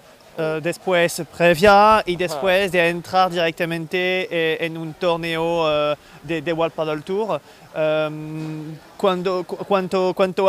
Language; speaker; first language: Spanish; non-native, learner; French